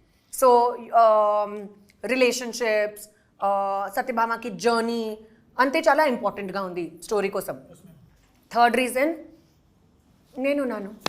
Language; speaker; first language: Telugu; non-native, learner; Hindi